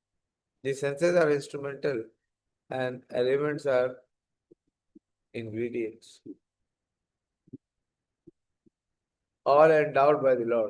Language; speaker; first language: English; non-native, local second language; Hindi